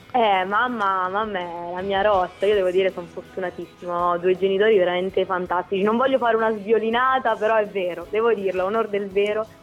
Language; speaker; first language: Italian; native; Italian